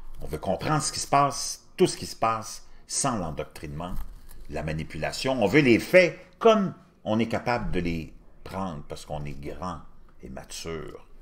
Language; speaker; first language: French; native; French